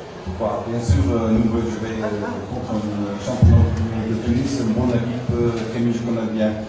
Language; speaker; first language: French; non-native, learner; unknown